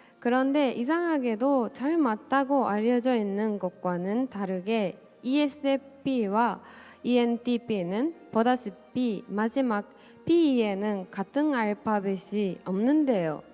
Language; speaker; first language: Korean; non-native, fluent; Japanese